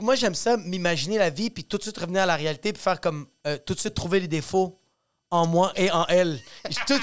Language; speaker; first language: French; native; French